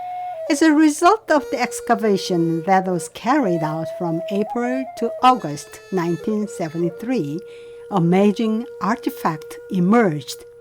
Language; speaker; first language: English; non-native, fluent; Korean